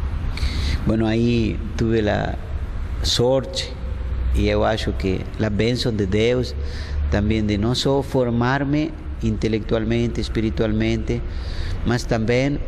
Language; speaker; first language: Portuguese; non-native, fluent; Spanish